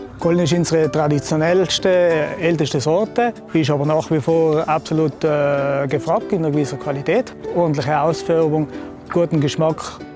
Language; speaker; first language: German; native; German